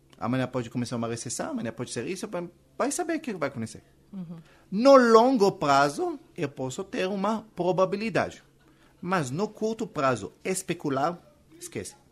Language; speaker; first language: Portuguese; non-native, fluent; Hebrew